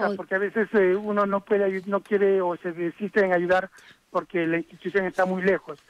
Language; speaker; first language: Spanish; native; Spanish